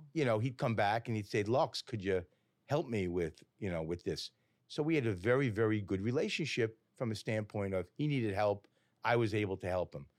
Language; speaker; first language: English; native; English